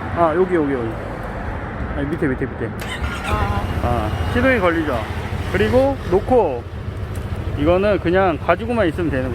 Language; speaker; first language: Korean; native; Korean